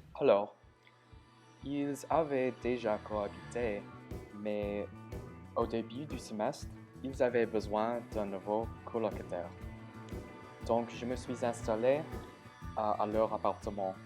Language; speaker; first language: French; non-native, learner; English